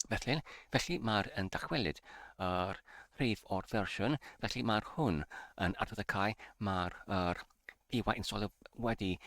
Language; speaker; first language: Welsh; non-native, learner; English